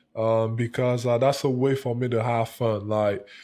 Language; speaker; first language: English; non-native, local second language; French